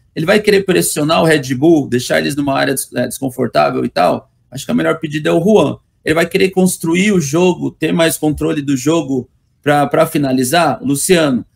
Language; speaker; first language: Portuguese; native; Portuguese